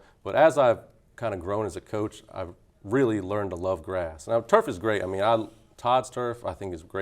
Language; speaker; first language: English; native; English